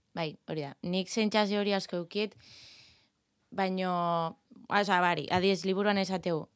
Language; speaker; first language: Basque; native; Basque